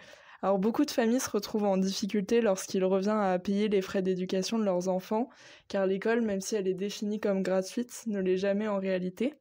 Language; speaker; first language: French; native; French